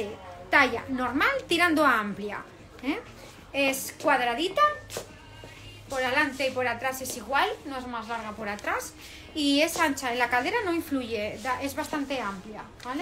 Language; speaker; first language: Spanish; native; Spanish